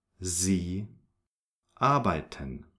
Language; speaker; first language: German; non-native, fluent; English